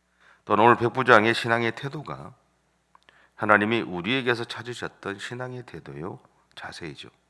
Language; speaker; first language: Korean; native; Korean